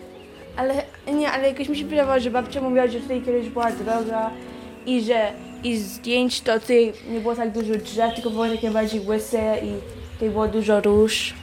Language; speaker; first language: Polish; early bilingual, heritage; Polish